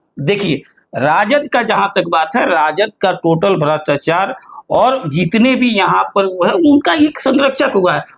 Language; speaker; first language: Hindi; native; Hindi